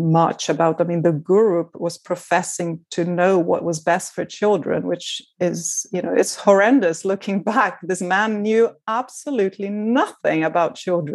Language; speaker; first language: English; non-native, fluent; Portuguese